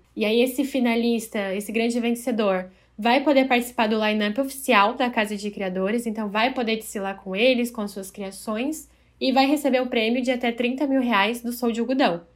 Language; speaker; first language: Portuguese; native; Portuguese